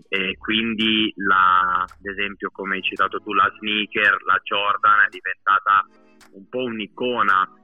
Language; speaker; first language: Italian; native; Italian